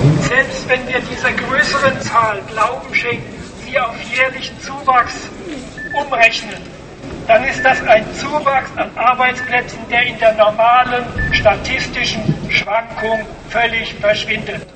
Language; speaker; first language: German; native; German